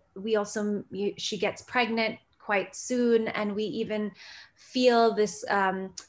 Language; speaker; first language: English; early bilingual, other home language; Gujarati